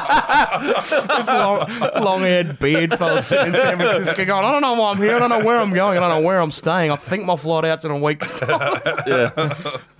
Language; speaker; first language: English; native; English